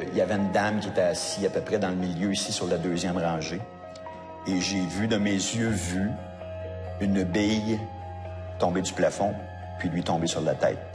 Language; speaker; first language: French; native; French